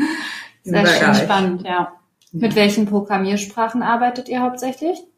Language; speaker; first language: German; native; German